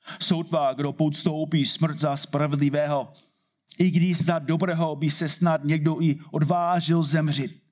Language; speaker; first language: Czech; non-native, fluent; English